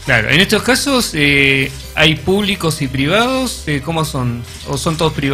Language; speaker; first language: Spanish; native; Spanish